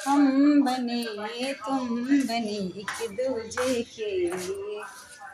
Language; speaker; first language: Hindi; native; Hindi